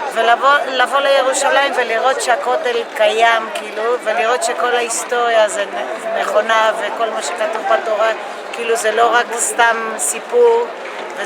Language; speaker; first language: Hebrew; early bilingual, heritage; Hebrew